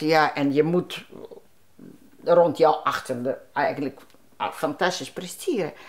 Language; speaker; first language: Dutch; non-native, fluent; Russian